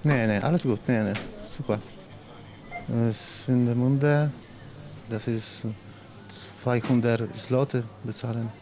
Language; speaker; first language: German; non-native, learner; Polish